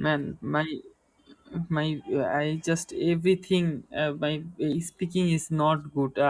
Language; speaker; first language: English; non-native, learner; Bangla